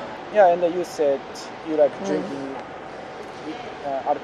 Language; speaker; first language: English; non-native, fluent; Japanese